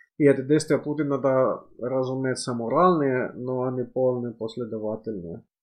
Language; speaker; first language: Russian; non-native, fluent; Finnish